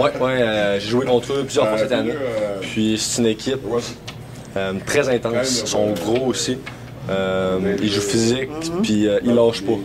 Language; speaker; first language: French; native; French